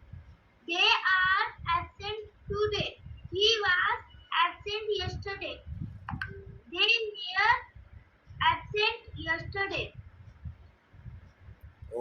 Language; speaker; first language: English; non-native, learner; Hindi